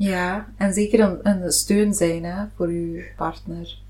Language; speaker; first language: Dutch; non-native, local second language; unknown